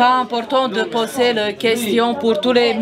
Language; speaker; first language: French; non-native, fluent; Serbian